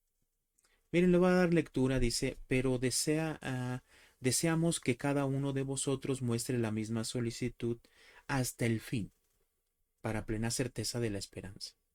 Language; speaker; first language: Spanish; native; Spanish